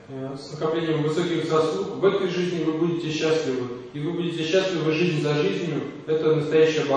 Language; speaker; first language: Russian; native; Russian